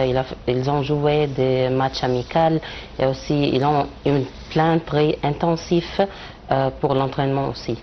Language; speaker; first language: French; non-native, learner; Arabic